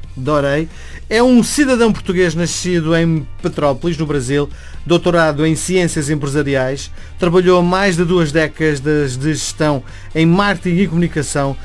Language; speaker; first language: Portuguese; native; Portuguese